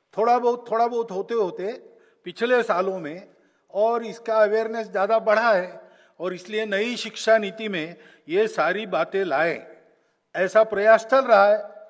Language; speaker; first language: Hindi; non-native, local second language; Malayalam